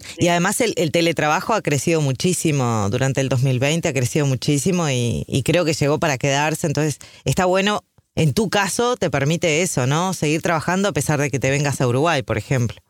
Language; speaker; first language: Spanish; native; Spanish